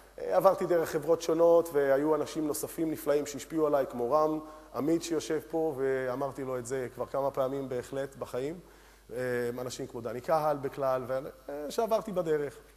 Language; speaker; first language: Hebrew; early bilingual, other home language; Romanian